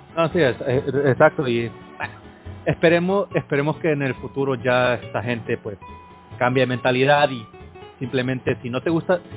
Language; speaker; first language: Spanish; native; Spanish